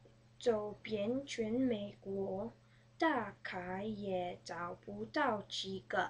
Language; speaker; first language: Chinese; early bilingual, heritage; Chinese